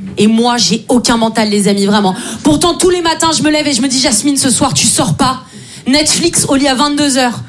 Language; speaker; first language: French; native; French